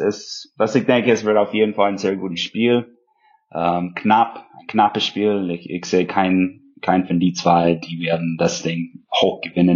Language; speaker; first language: German; non-native, fluent; English